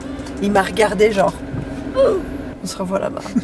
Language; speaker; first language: French; native; French